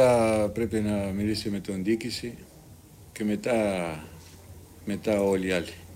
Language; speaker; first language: Greek; non-native, learner; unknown